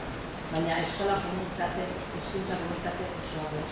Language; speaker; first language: Basque; native; Basque